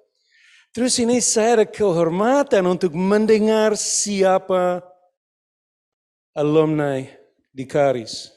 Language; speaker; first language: Indonesian; non-native, fluent; English